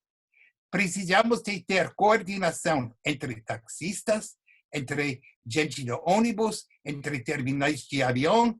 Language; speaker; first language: Portuguese; non-native, fluent; English